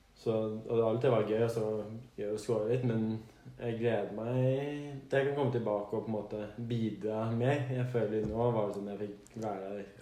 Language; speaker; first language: Norwegian; native; Norwegian